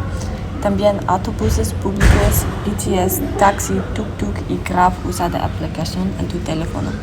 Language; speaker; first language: Spanish; non-native, learner; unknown